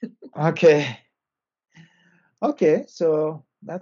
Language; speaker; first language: English; non-native, fluent; French